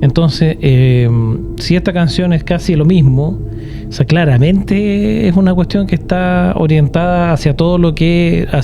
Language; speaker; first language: Spanish; native; Spanish